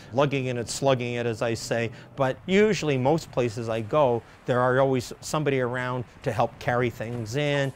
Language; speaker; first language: English; native; English